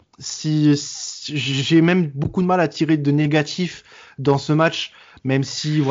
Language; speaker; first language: French; native; French